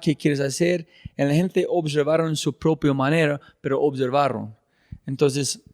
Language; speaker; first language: Spanish; non-native, fluent; English